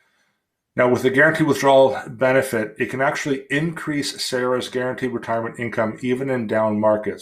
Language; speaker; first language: English; native; English